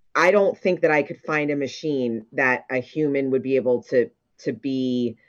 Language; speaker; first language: English; native; English